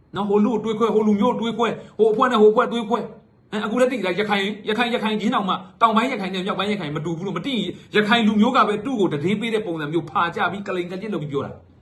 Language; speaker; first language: Burmese; native; Burmese